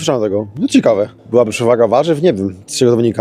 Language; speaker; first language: Polish; native; Polish